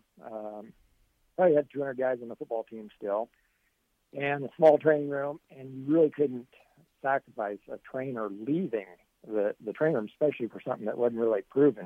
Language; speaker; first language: English; native; English